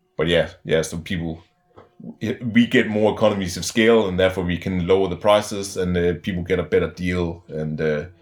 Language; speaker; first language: English; non-native, fluent; Danish